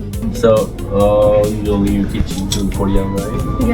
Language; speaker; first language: English; non-native, learner; Korean